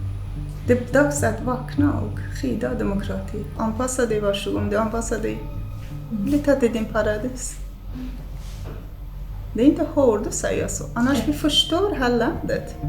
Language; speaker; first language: Swedish; non-native, fluent; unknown